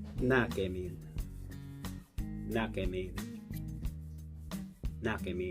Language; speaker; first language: Finnish; non-native, learner; Filipino